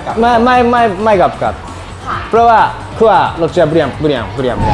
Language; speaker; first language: Thai; non-native, learner; Japanese